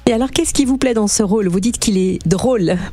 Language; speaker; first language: French; native; French